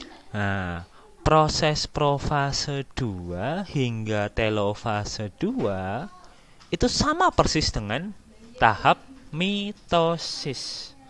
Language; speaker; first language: Indonesian; native; Indonesian